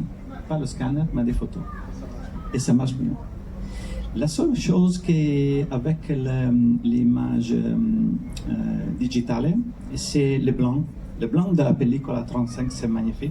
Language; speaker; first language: French; non-native, fluent; Italian